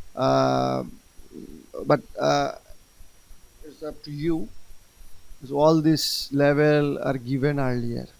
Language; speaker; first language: English; non-native, local second language; Bangla